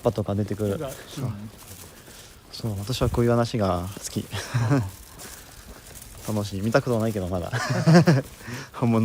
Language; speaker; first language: Japanese; non-native, learner; French